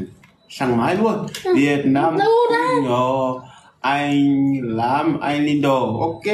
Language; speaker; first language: Vietnamese; non-native, fluent; Portuguese